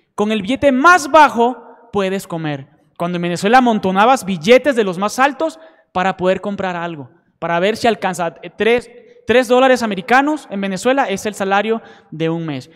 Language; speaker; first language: Spanish; native; Spanish